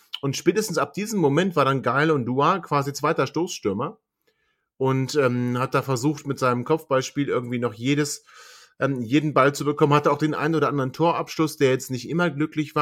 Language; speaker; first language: German; native; German